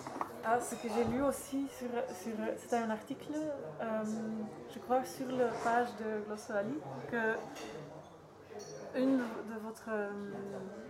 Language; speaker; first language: French; non-native, learner; Dutch